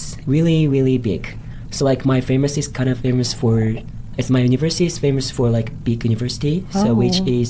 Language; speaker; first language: English; non-native, fluent; Japanese